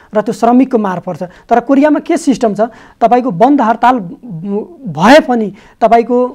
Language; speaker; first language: Nepali; non-native, local second language; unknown